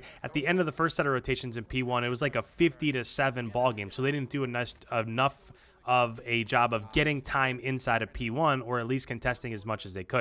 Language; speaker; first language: English; native; English